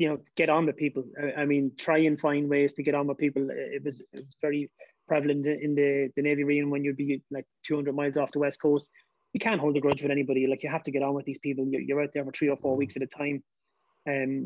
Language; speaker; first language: English; native; English